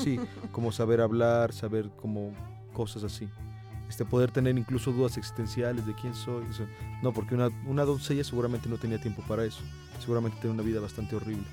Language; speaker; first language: Spanish; native; Spanish